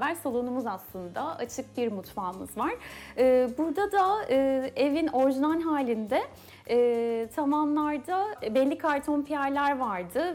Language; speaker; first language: Turkish; native; Turkish